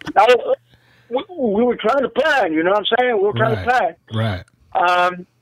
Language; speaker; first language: English; native; English